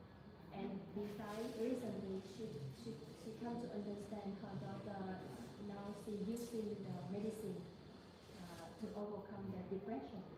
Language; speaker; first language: English; non-native, learner; Vietnamese